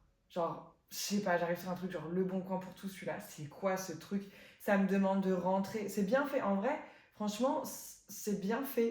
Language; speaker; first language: French; native; French